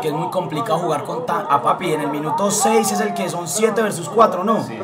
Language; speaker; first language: Spanish; native; Spanish